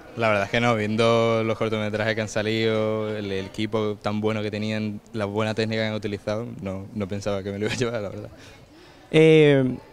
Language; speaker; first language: Spanish; native; Spanish